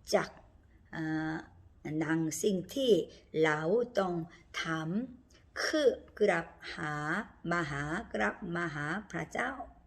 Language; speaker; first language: Thai; non-native, learner; Korean